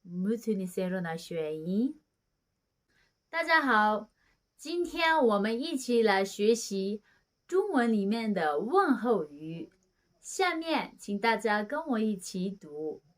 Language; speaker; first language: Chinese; non-native, fluent; Tibetan